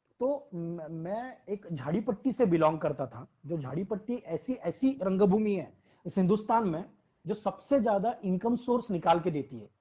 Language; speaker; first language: Hindi; non-native, local second language; Marathi